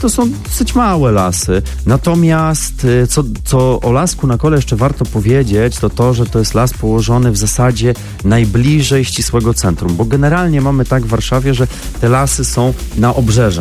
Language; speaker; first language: Polish; native; Polish